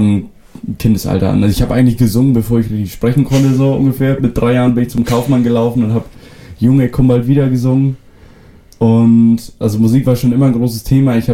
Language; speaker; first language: German; non-native, local second language; Western Frisian